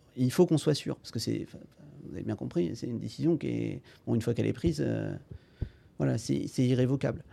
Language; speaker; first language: French; native; French